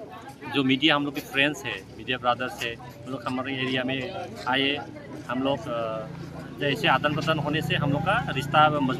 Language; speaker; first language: Hindi; non-native, local second language; Bodo